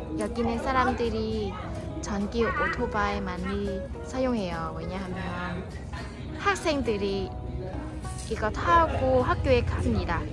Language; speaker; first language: Korean; non-native, local second language; Vietnamese